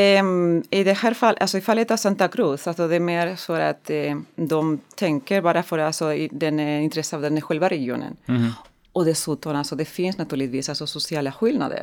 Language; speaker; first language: Swedish; non-native, learner; Spanish